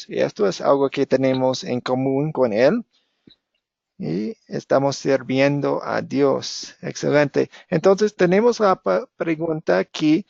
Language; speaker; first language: Spanish; non-native, fluent; English